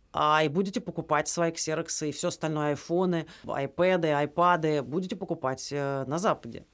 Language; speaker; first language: Russian; native; Russian